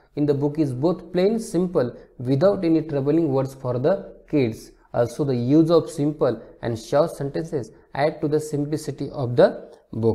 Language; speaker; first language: English; non-native, local second language; Marathi